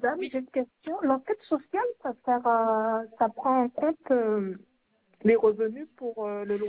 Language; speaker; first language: French; native; French